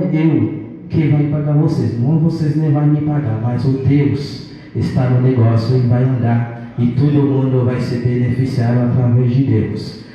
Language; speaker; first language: Portuguese; non-native, local second language; Haitian Creole